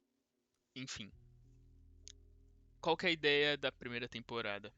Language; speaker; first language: Portuguese; native; Portuguese